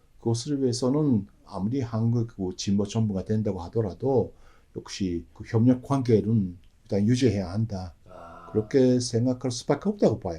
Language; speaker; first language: Korean; non-native, fluent; Japanese